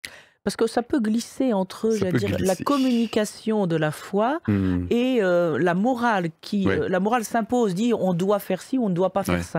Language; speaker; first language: French; native; French